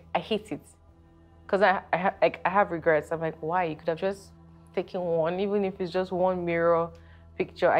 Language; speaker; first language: English; non-native, local second language; Yoruba